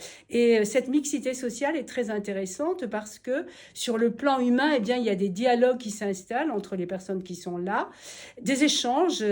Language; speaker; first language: French; native; French